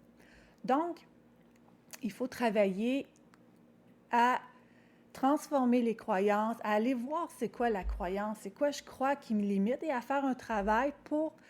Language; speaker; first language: French; native; French